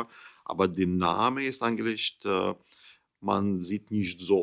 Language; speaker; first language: German; non-native, learner; English